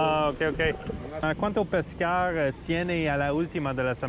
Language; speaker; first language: Spanish; non-native, learner; English